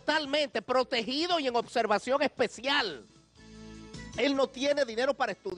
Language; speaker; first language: Spanish; native; Spanish